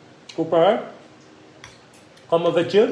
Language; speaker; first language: French; non-native, learner; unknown